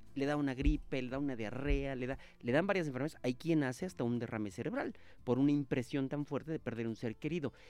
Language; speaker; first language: Spanish; native; Spanish